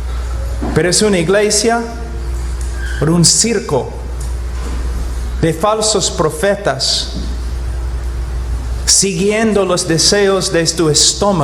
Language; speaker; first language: Spanish; non-native, fluent; English